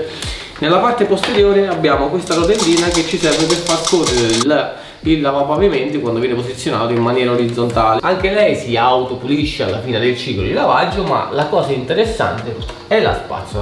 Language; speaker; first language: Italian; native; Italian